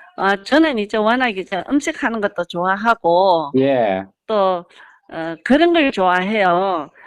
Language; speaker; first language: Korean; early bilingual, heritage; Korean